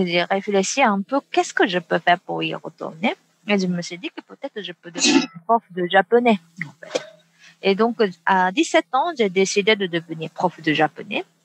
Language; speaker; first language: French; non-native, fluent; Japanese